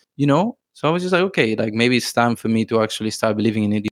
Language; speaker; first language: English; non-native, fluent; Spanish